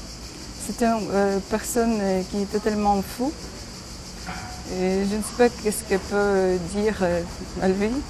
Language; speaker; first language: French; non-native, learner; Ukrainian